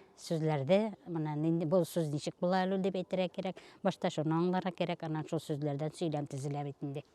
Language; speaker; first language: Tatar; non-native, local second language; Bashkir